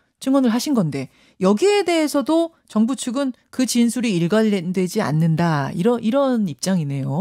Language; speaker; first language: Korean; native; Korean